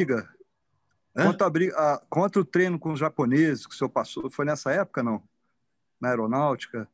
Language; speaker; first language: Portuguese; native; Portuguese